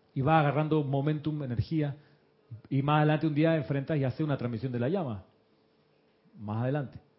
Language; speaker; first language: Spanish; early bilingual, other home language; Russian